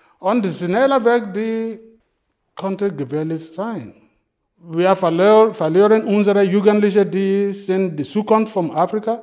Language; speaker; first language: German; non-native, fluent; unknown